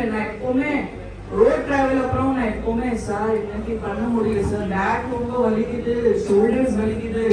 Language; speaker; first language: Tamil; non-native, fluent; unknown